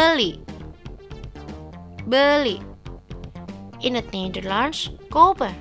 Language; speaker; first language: Dutch; non-native, fluent; Indonesian